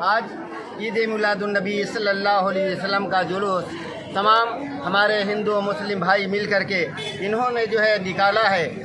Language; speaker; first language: Urdu; native; Urdu